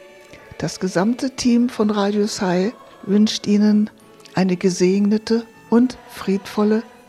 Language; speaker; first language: German; native; German